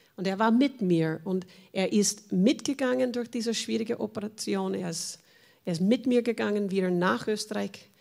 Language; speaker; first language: German; non-native, fluent; English